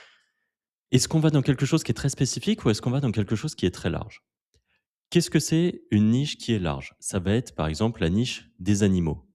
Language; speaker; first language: French; native; French